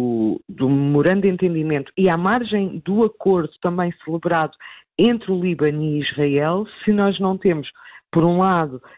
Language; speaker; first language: Portuguese; native; Portuguese